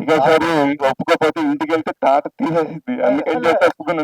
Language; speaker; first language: Telugu; native; Telugu